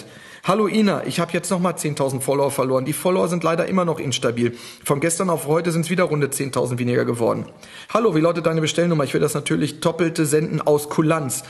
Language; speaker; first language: German; native; German